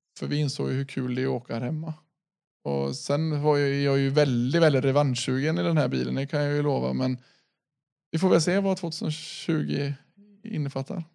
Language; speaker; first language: Swedish; native; Swedish